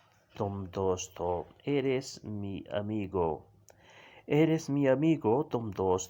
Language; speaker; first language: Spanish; non-native, learner; Urdu